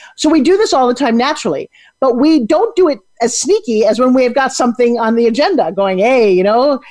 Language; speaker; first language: English; native; English